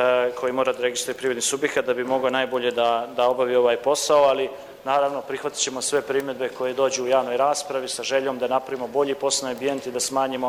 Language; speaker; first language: Croatian; native; Croatian